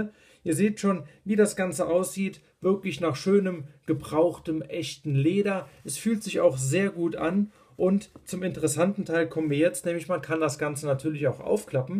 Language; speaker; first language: German; native; German